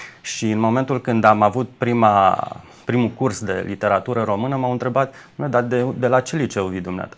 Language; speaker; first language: Romanian; native; Romanian